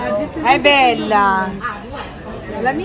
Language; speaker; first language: Italian; non-native, local second language; Filipino